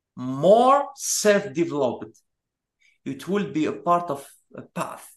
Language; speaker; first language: English; non-native, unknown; Arabic